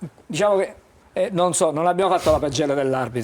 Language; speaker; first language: Italian; native; Italian